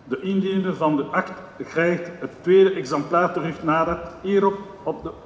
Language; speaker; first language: Dutch; non-native, local second language; French